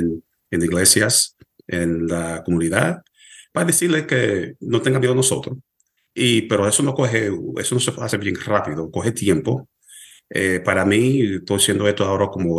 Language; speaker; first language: Spanish; early bilingual, heritage; Spanish